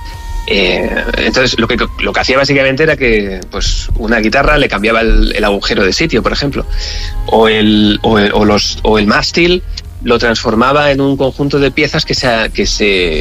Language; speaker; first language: Spanish; native; Spanish